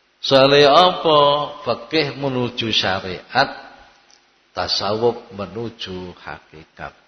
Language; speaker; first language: Indonesian; non-native, local second language; Javanese